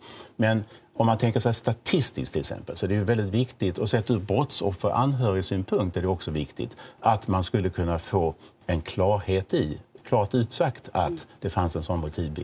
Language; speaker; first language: Swedish; native; Swedish